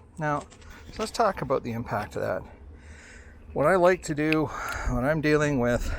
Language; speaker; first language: English; native; English